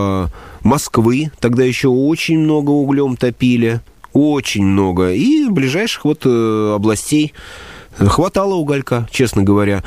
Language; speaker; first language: Russian; native; Russian